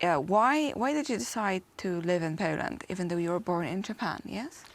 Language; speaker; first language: English; non-native, fluent; Polish